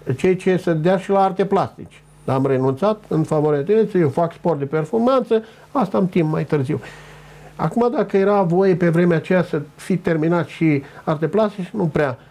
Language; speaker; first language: Romanian; non-native, local second language; Ukrainian